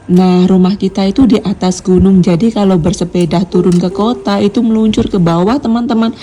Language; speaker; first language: Indonesian; native; Indonesian